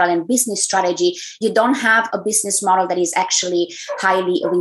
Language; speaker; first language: English; non-native, fluent; Romanian